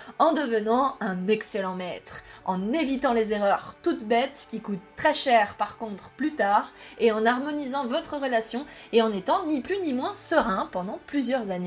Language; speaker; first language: French; native; French